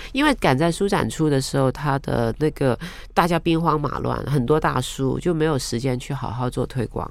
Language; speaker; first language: Chinese; non-native, local second language; Cantonese